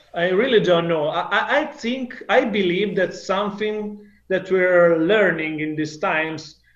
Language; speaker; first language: English; non-native, fluent; Italian